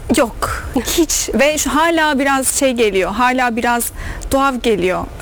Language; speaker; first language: Turkish; non-native, fluent; Arabic